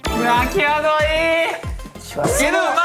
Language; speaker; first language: Japanese; native; Japanese